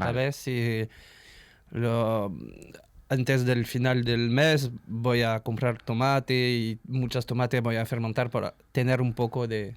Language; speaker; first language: Spanish; non-native, learner; French